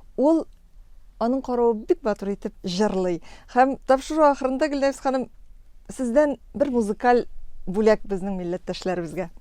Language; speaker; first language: Tatar; native; Tatar